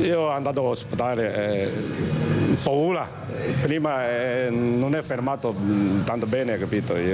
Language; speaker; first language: Italian; non-native, learner; Chinese